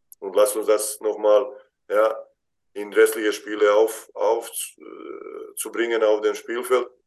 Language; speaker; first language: German; non-native, fluent; Bosnian